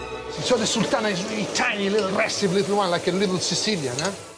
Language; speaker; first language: English; non-native, fluent; Italian